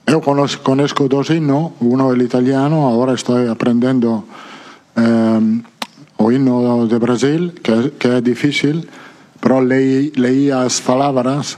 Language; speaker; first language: Portuguese; non-native, fluent; Italian